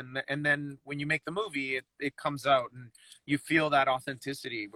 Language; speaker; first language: English; native; English